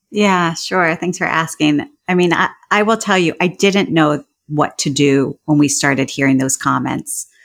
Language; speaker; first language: English; native; English